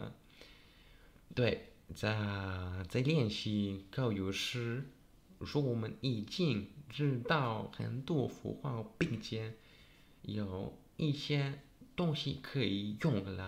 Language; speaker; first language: Chinese; non-native, learner; Polish